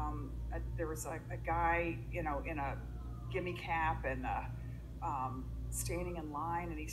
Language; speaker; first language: English; native; English